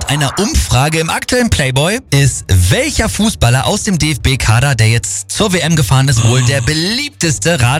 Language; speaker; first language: German; native; German